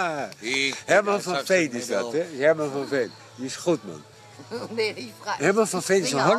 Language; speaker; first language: German; non-native, fluent; Dutch